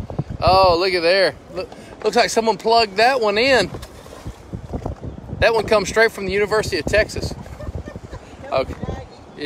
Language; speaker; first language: English; native; English